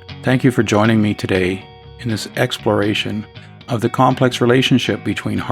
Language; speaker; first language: English; native; English